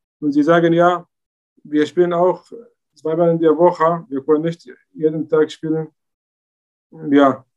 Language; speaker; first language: German; non-native, learner; Arabic